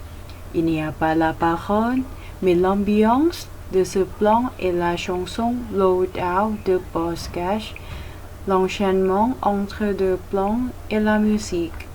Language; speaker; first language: French; non-native, learner; Thai